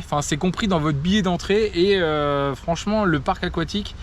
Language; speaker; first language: French; native; French